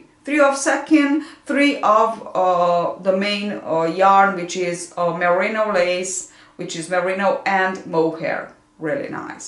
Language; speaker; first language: English; non-native, fluent; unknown